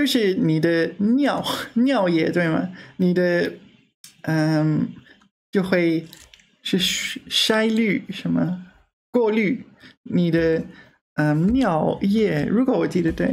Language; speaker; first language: Chinese; non-native, learner; English